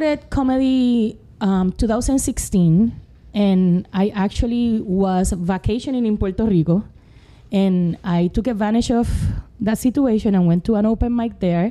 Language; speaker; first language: English; non-native, fluent; Spanish